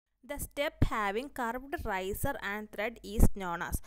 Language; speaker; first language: English; non-native, local second language; Malayalam